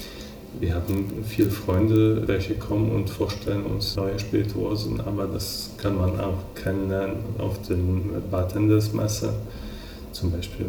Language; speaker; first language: German; non-native, fluent; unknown